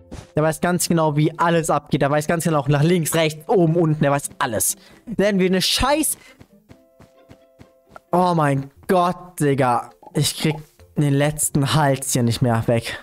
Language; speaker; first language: German; native; German